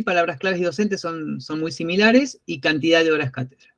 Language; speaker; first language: Spanish; native; Spanish